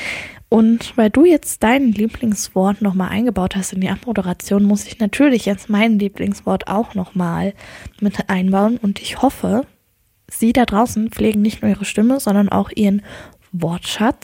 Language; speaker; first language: German; native; German